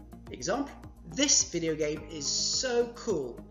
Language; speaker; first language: English; non-native, fluent; French